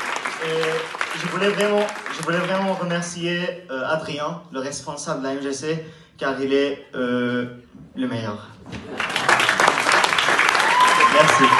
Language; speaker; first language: French; non-native, learner; Arabic